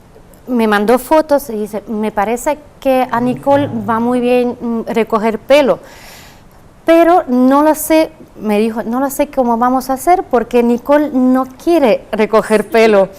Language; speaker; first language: Spanish; non-native, fluent; Russian